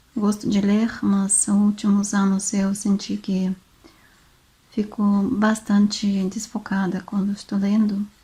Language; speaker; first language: Portuguese; non-native, fluent; Russian